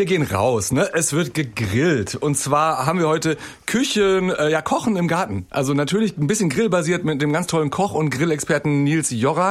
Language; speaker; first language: German; native; German